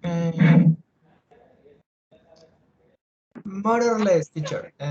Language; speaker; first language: English; non-native, learner; Spanish